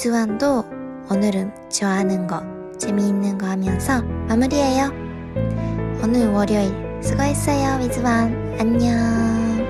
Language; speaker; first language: Korean; non-native, learner; Japanese